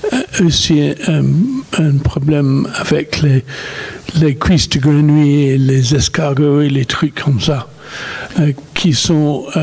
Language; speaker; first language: French; non-native, fluent; English